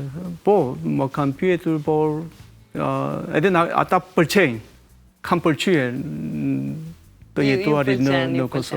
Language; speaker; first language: Albanian; non-native, learner; Korean